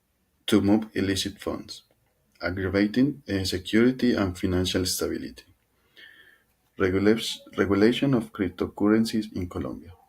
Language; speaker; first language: English; non-native, learner; Spanish